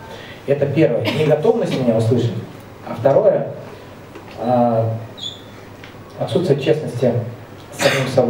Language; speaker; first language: Russian; native; Russian